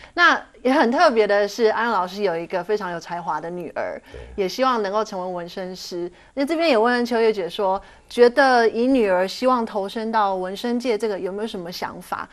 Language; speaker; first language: Chinese; native; Chinese